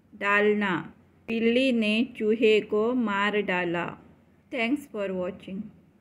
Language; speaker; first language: Hindi; non-native, local second language; Marathi